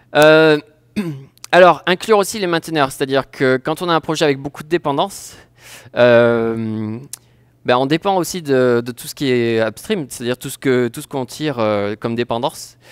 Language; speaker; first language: French; native; French